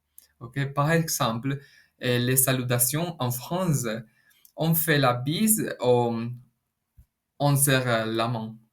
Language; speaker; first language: French; non-native, fluent; Spanish